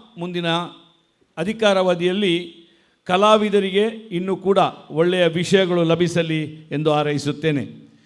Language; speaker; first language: Kannada; non-native, local second language; Konkani